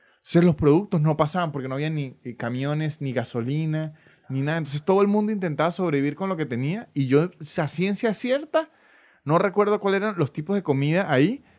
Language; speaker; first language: Spanish; native; Spanish